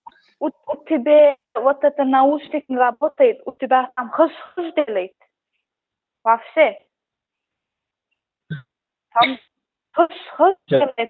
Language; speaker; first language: Russian; non-native, learner; Turkmen